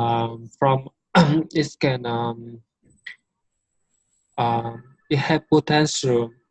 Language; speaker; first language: English; non-native, learner; Vietnamese